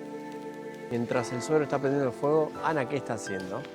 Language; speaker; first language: Spanish; native; Spanish